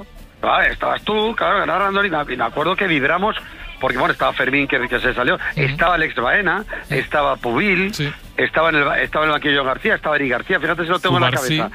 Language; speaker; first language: Spanish; native; Spanish